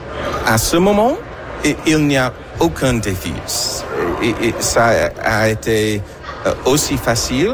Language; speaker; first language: French; non-native, learner; English